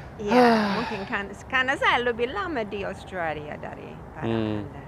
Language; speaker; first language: Indonesian; non-native, fluent; English